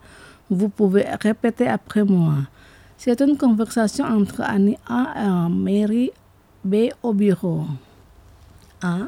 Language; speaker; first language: French; non-native, fluent; Indonesian